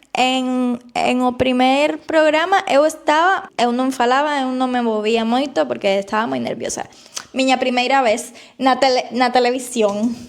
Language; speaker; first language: Galician; non-native, learner; Spanish